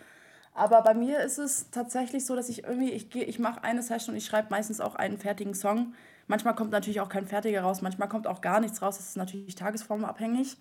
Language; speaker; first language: German; native; German